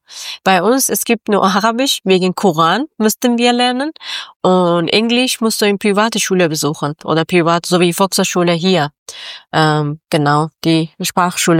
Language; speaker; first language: German; non-native, learner; Persian